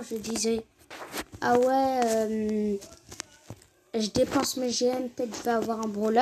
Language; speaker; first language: French; native; French